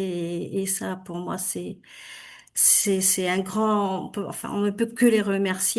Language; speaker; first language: French; native; French